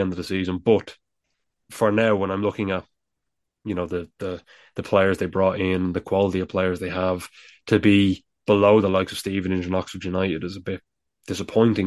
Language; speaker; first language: English; native; English